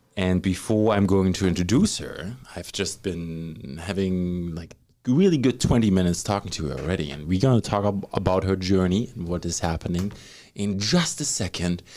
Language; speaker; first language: English; non-native, fluent; German